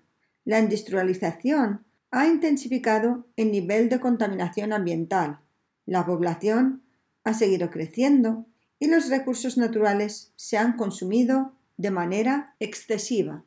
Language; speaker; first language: Spanish; native; Spanish